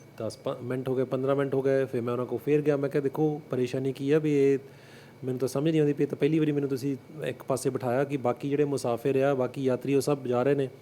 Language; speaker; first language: Punjabi; early bilingual, heritage; Punjabi